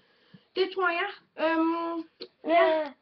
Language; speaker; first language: Danish; native; Danish